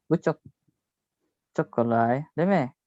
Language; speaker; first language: Turkish; non-native, learner; Indonesian